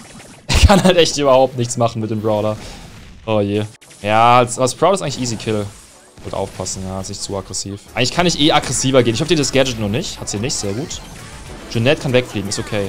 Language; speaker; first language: German; native; German